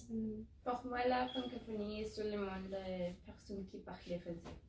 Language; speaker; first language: French; non-native, learner; Spanish